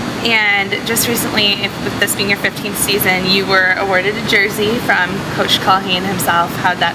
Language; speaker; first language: English; native; English